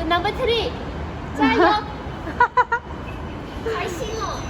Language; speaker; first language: Chinese; non-native, learner; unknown